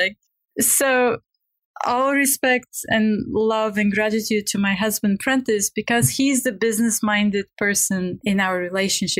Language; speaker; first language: English; non-native, fluent; Bulgarian